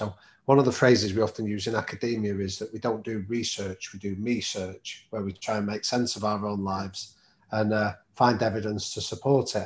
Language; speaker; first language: English; native; English